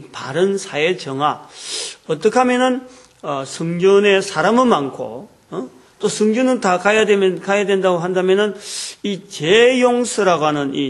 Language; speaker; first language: Korean; native; Korean